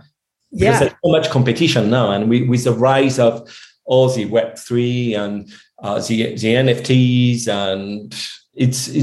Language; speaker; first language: English; non-native, fluent; French